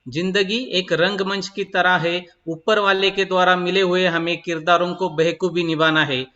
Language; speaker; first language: Hindi; non-native, local second language; Marathi